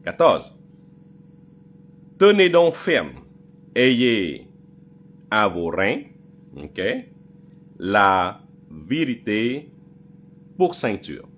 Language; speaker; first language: French; non-native, fluent; Khmer